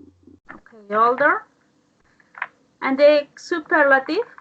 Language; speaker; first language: English; non-native, learner; Spanish